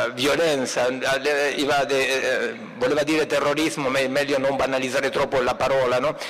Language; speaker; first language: Italian; non-native, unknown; Spanish